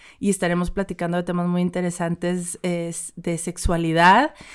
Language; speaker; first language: Spanish; native; Spanish